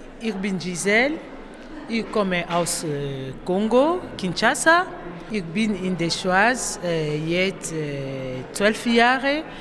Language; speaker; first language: German; non-native, learner; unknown